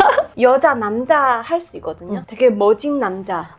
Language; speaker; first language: Korean; non-native, fluent; Chinese